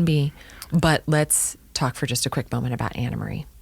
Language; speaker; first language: English; native; English